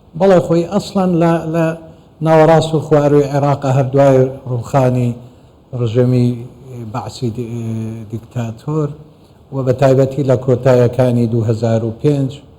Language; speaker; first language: Central Kurdish; non-native, local second language; Assyrian Neo-Aramaic